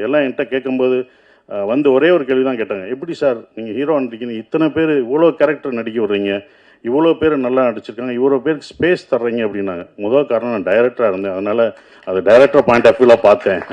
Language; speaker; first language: Tamil; native; Tamil